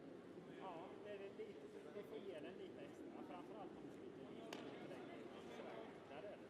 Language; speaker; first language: Swedish; native; Swedish